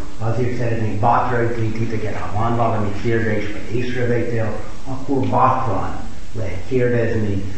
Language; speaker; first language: Hungarian; non-native, fluent; English